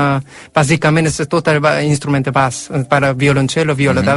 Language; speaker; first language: Catalan; non-native, learner; Korean